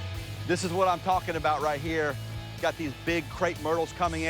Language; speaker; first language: English; native; English